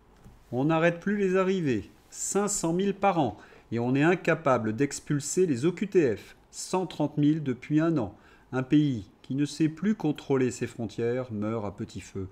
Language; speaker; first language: French; native; French